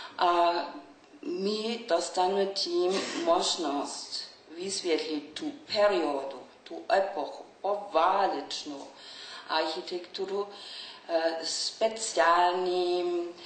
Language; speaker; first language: Czech; non-native, learner; German